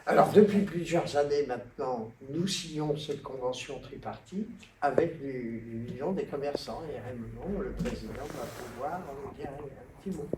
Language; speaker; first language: French; native; French